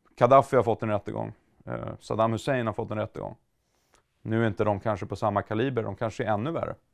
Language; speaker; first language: Swedish; native; Swedish